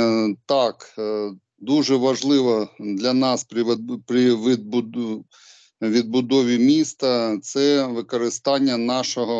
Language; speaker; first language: Ukrainian; non-native, local second language; Russian